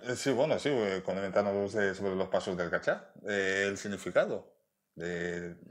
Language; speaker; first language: Spanish; native; Spanish